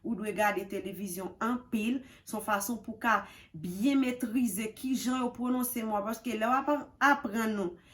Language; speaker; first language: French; non-native, local second language; Haitian Creole